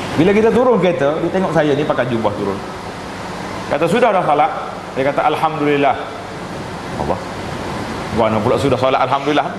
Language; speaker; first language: Malay; native; Malay